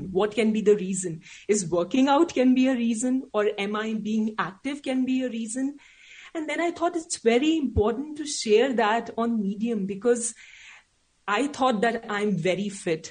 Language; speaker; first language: English; non-native, local second language; Hindi